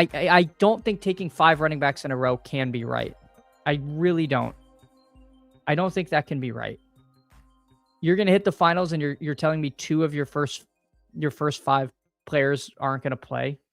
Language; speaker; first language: English; native; English